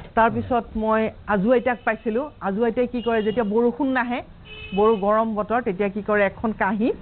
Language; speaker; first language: Assamese; native; Assamese